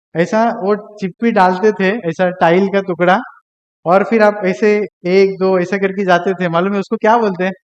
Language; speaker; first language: Hindi; non-native, local second language; Marathi